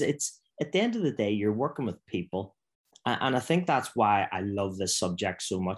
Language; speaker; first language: English; native; English